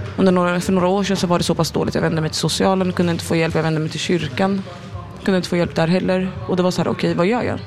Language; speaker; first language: Swedish; early bilingual, other home language; Arabic